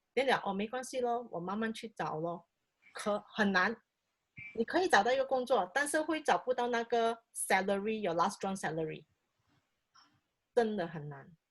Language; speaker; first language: Chinese; native; Chinese